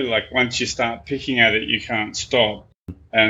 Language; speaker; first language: English; native; English